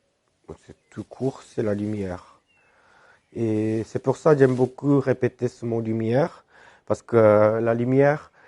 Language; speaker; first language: French; non-native, fluent; Japanese